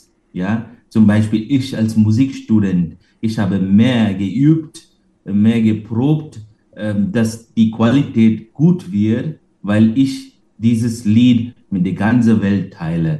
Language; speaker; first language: German; non-native, fluent; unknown